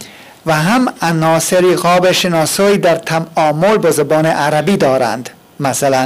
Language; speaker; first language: Persian; non-native, fluent; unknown